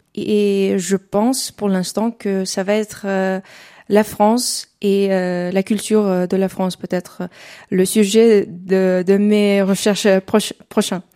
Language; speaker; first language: French; non-native, fluent; Uzbek